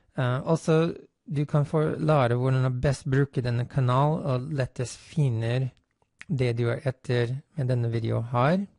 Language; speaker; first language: Norwegian; non-native, fluent; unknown